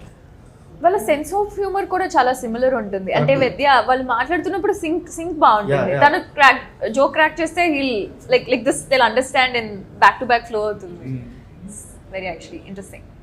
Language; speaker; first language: Telugu; native; Telugu